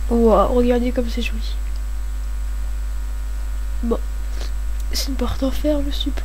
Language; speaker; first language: French; native; French